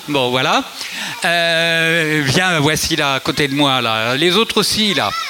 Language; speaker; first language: French; native; French